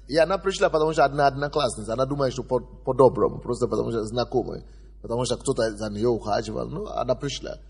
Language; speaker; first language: Russian; non-native, fluent; Yoruba